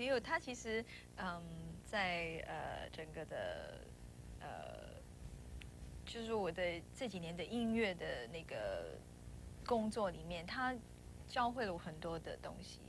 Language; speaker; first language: Chinese; non-native, local second language; Cantonese